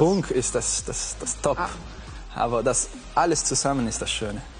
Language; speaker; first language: German; non-native, fluent; Italian